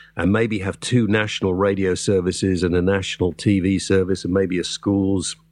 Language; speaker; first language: English; native; English